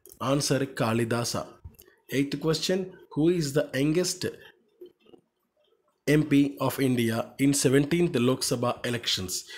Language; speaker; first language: English; non-native, local second language; Telugu